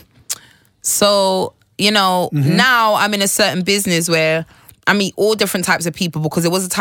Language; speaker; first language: English; native; English